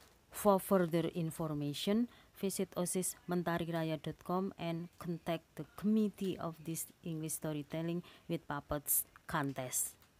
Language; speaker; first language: English; non-native, fluent; Indonesian